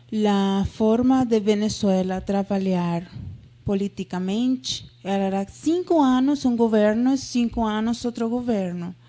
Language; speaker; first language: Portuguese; non-native, fluent; Spanish